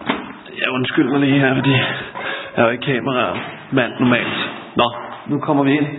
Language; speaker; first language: Danish; native; Danish